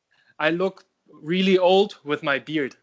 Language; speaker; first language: English; non-native, fluent; German